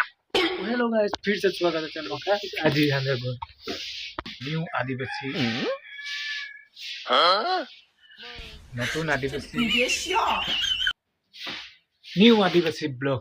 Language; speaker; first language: Hindi; non-native, local second language; Bangla